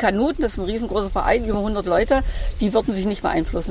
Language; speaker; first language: German; native; German